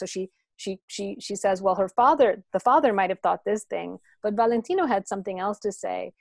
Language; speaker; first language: English; native; English